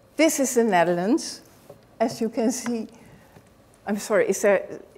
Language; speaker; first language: English; non-native, fluent; Dutch